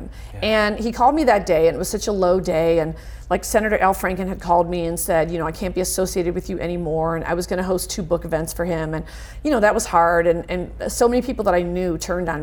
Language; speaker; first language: English; native; English